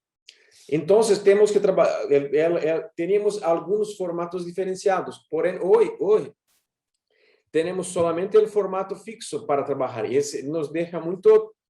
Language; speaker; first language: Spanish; non-native, learner; Portuguese